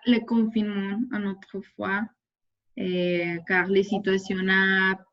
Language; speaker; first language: French; non-native, learner; Spanish